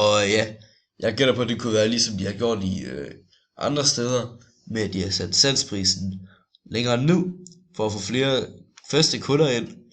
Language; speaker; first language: Danish; native; Danish